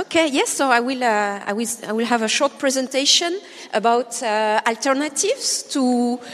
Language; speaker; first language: English; non-native, fluent; French